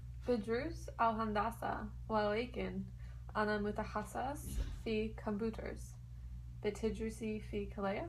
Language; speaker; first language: Arabic; non-native, learner; English